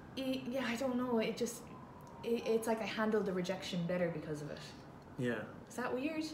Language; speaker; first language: English; native; English